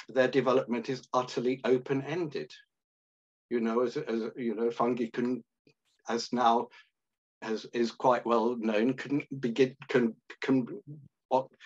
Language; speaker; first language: English; native; English